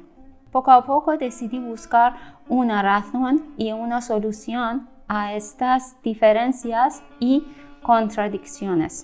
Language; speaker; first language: Spanish; non-native, fluent; Persian